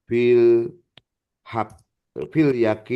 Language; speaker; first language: Arabic; non-native, learner; Indonesian